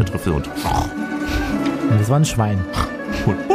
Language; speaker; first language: German; native; German